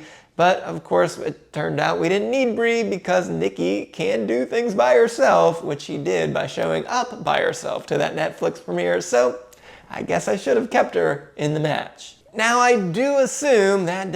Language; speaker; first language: English; native; English